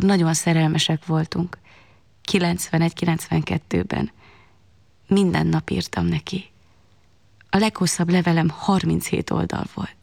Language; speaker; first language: Hungarian; non-native, fluent; Chinese